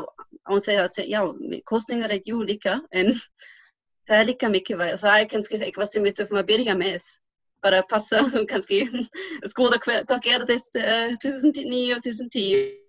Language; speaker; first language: Icelandic; non-native, learner; German